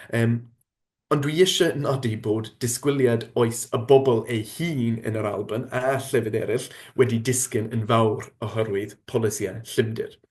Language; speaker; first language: Welsh; non-native, fluent; English